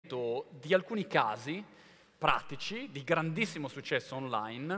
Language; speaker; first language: Italian; native; Italian